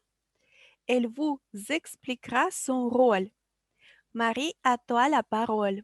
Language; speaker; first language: French; non-native, fluent; Russian